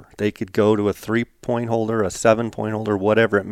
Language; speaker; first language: English; native; English